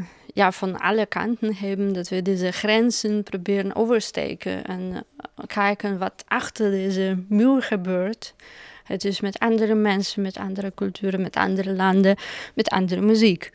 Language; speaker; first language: Dutch; non-native, fluent; Russian